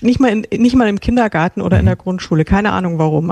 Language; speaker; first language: German; native; German